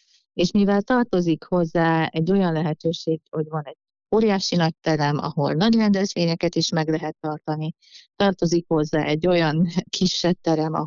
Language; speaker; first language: Hungarian; native; Hungarian